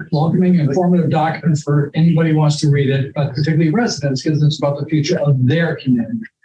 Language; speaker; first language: English; native; English